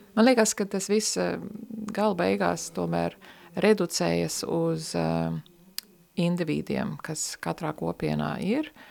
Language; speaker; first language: Latvian; early bilingual, heritage; Latvian